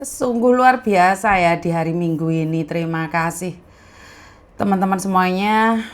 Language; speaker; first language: Indonesian; native; Indonesian